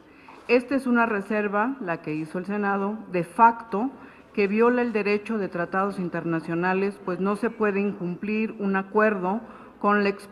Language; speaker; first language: Spanish; native; Spanish